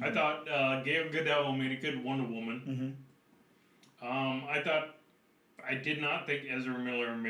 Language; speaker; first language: English; native; English